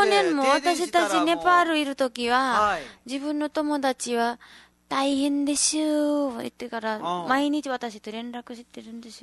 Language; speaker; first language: Japanese; non-native, learner; Nepali